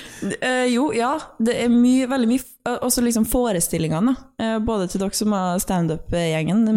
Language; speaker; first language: Norwegian; native; Norwegian